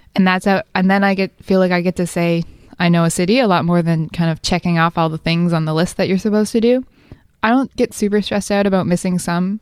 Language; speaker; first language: English; native; English